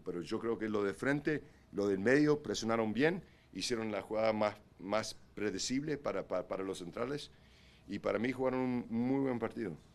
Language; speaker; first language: Spanish; early bilingual, heritage; Spanish